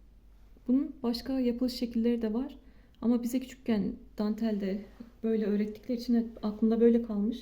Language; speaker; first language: Turkish; native; Turkish